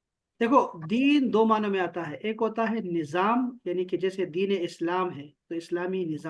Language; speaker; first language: Urdu; native; Urdu